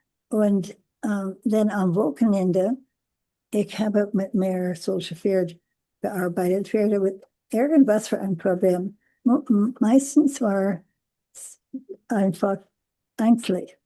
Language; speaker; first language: German; non-native, learner; English